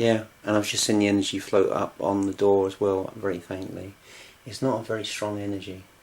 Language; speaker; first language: English; native; English